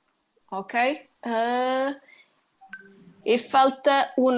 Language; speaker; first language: Spanish; non-native, learner; Portuguese